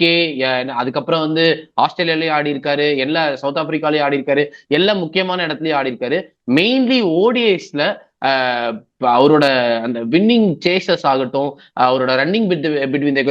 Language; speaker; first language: Tamil; native; Tamil